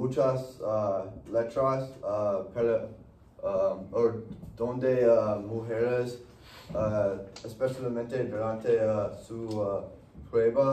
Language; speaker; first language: Spanish; non-native, learner; English